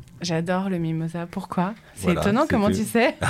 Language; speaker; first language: French; native; French